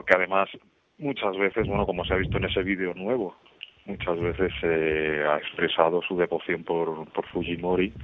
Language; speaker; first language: Spanish; native; Spanish